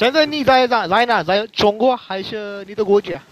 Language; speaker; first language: Chinese; non-native, learner; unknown